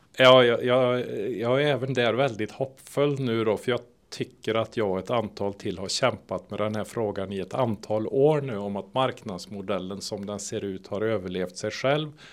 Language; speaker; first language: Swedish; native; Swedish